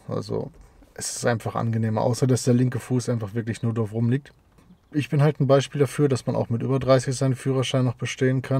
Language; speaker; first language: German; native; German